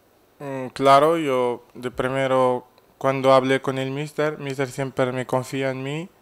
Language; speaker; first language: Spanish; non-native, fluent; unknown